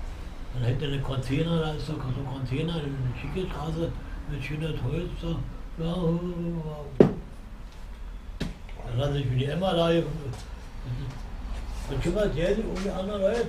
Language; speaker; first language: German; native; German